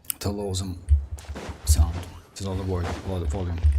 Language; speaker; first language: English; non-native, fluent; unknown